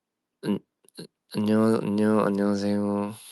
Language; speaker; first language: Korean; early bilingual, heritage; Korean